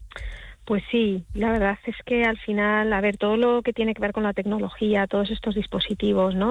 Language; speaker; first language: Spanish; native; Spanish